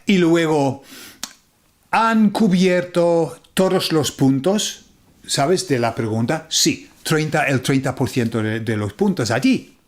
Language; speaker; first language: Spanish; non-native, fluent; English